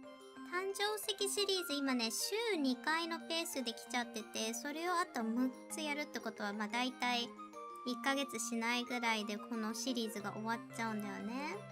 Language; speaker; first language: Japanese; native; Japanese